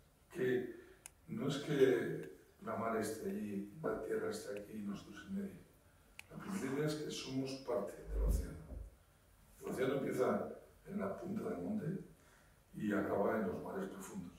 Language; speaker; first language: Spanish; native; Spanish